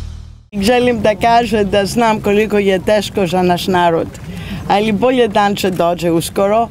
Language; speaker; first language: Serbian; non-native, learner; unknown